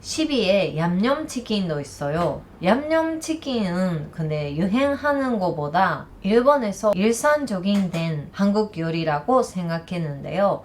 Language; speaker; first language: Korean; non-native, learner; Japanese